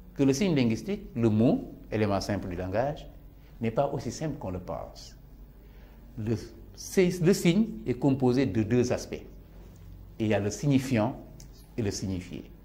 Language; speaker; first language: French; non-native, local second language; Serer